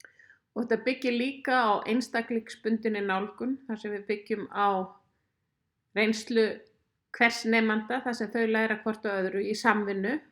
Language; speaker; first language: Icelandic; native; Icelandic